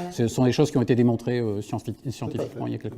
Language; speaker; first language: French; native; French